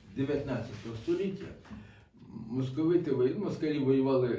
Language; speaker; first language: Ukrainian; native; Ukrainian